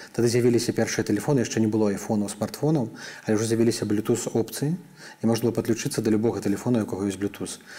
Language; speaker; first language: Belarusian; native; Belarusian